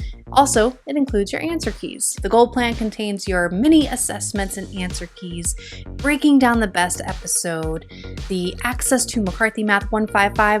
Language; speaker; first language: English; native; English